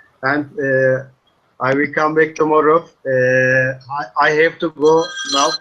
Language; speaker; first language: English; non-native, learner; Turkish